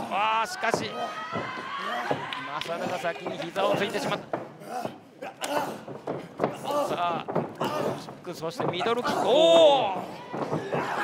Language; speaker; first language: Japanese; native; Japanese